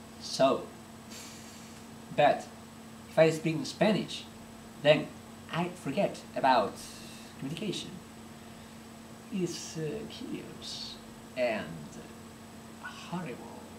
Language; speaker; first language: English; non-native, fluent; Spanish